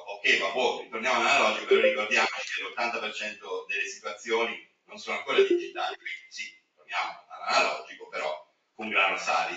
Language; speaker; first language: Italian; native; Italian